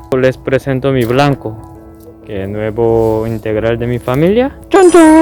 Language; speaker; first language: Spanish; non-native, fluent; Korean